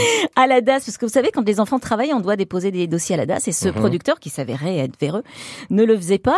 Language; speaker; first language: French; native; French